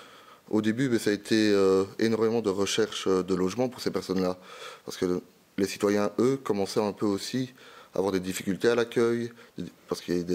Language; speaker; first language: French; native; French